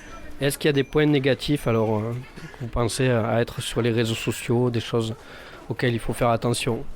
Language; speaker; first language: French; native; French